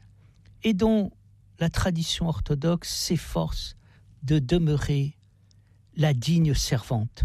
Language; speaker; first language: French; native; French